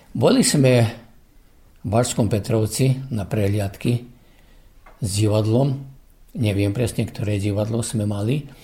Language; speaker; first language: Slovak; early bilingual, heritage; Slovak